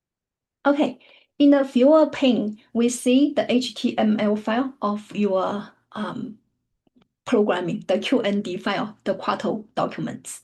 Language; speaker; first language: English; non-native, fluent; Chinese